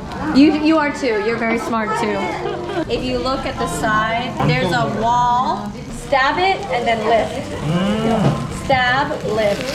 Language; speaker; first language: English; non-native, fluent; Japanese